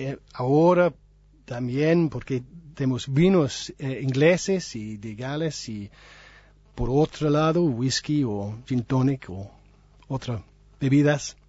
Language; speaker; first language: Spanish; non-native, learner; English